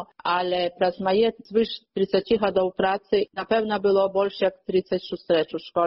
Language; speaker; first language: Belarusian; native; Belarusian